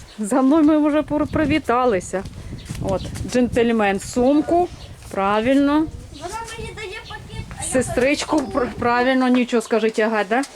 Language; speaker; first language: Ukrainian; native; Ukrainian